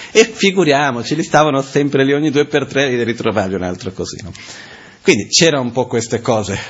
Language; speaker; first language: Italian; non-native, fluent; Portuguese